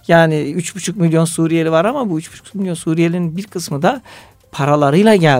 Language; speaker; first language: Turkish; native; Turkish